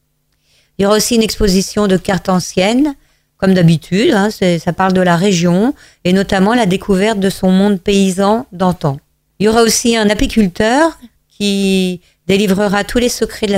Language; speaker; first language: French; native; French